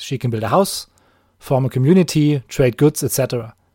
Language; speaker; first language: English; non-native, fluent; German